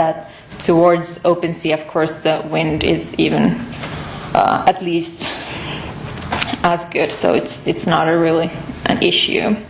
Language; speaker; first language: English; non-native, fluent; Finnish